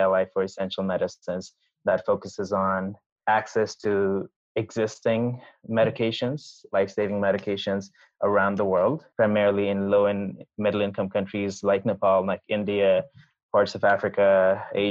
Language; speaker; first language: English; non-native, local second language; Nepali